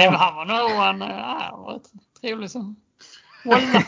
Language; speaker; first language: Swedish; native; Swedish